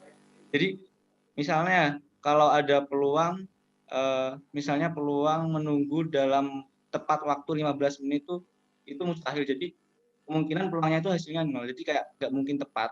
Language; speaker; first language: Indonesian; native; Indonesian